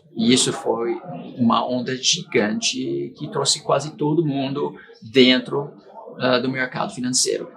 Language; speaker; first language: Portuguese; non-native, fluent; English